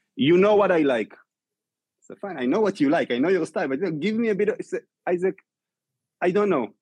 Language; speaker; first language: English; non-native, fluent; Hebrew